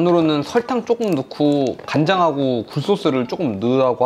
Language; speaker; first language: Korean; native; Korean